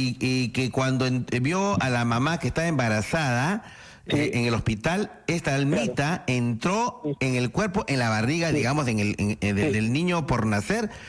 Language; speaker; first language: Spanish; native; Spanish